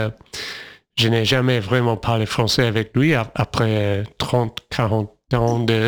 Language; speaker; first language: French; non-native, fluent; English